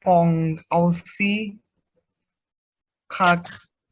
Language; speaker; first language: French; non-native, learner; Vietnamese